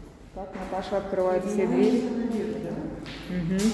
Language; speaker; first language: Russian; native; Russian